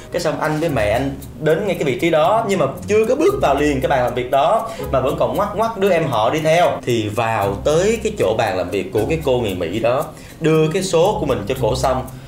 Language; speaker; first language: Vietnamese; native; Vietnamese